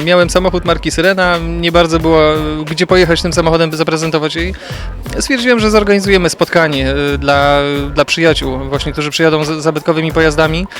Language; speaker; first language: Polish; native; Polish